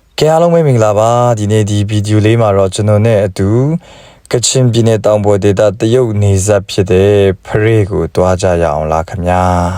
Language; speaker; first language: Burmese; non-native, local second language; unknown